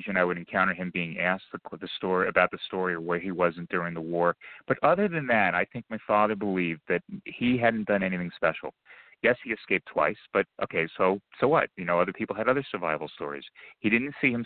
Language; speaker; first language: English; native; English